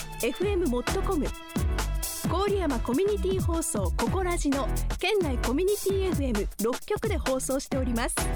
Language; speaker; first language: Japanese; native; Japanese